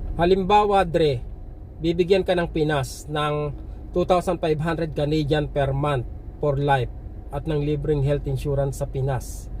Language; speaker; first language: Filipino; native; Filipino